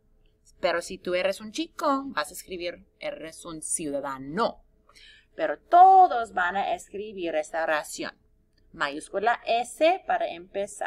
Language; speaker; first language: Spanish; non-native, fluent; English